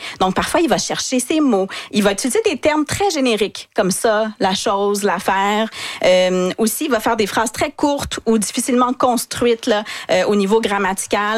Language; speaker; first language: French; native; French